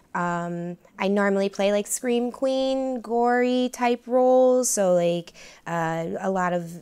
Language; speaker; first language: English; native; English